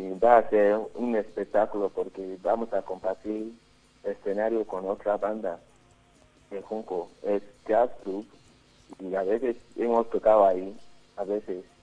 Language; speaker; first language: Spanish; non-native, learner; Yoruba